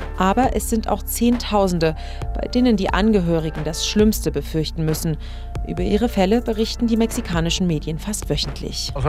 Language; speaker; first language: German; native; German